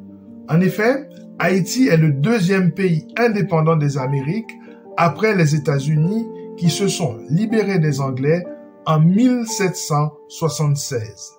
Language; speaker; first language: French; non-native, local second language; Haitian Creole